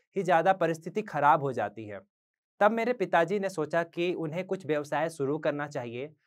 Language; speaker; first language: Hindi; native; Hindi